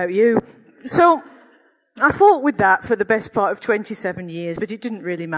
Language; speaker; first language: English; native; English